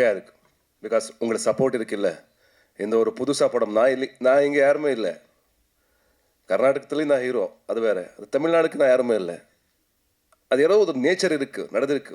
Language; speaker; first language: Tamil; non-native, learner; Kannada